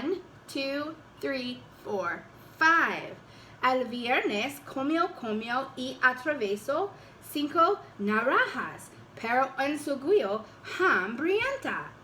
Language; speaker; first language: Spanish; non-native, learner; English